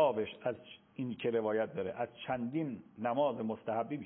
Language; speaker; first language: Persian; native; Persian